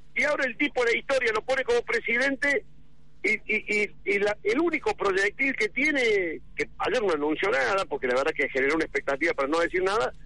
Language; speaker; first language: Spanish; native; Spanish